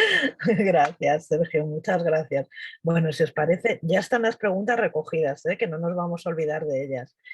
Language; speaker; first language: Spanish; native; Spanish